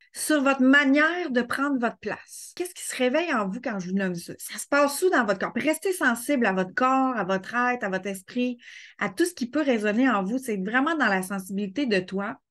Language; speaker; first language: French; native; French